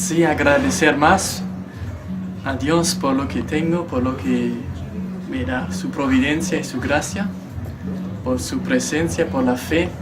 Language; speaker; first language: Spanish; non-native, fluent; German